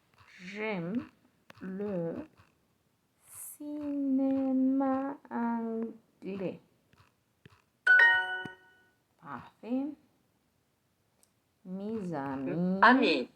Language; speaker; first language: French; non-native, learner; Spanish